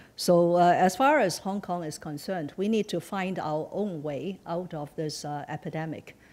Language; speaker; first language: English; non-native, local second language; Chinese